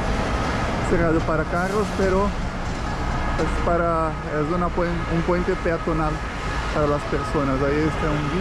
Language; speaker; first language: Spanish; non-native, fluent; Portuguese